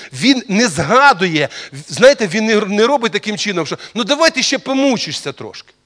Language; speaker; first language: Ukrainian; non-native, local second language; Russian